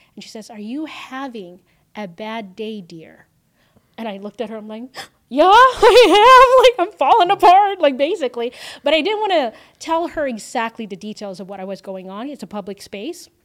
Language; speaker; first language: English; early bilingual, other home language; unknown